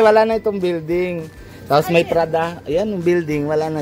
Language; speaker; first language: Filipino; non-native, fluent; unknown